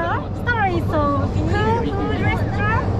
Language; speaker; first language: English; non-native, learner; Japanese